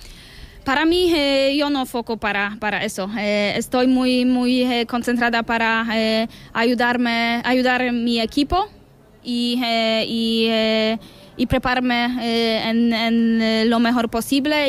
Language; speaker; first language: Spanish; non-native, learner; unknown